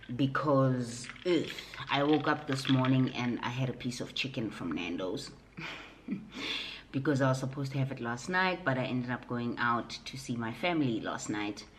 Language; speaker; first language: English; non-native, local second language; Southern Sotho